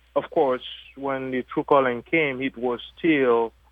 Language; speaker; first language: English; non-native, fluent; French